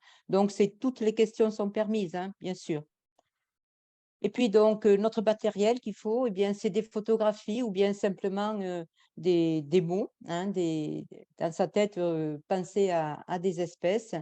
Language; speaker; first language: French; native; French